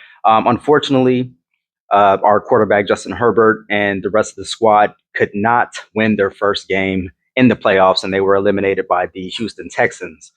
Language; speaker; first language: English; native; English